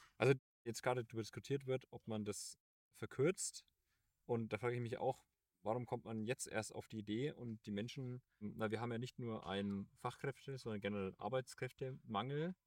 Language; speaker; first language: German; native; German